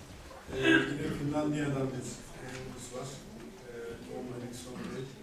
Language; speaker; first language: Turkish; native; Turkish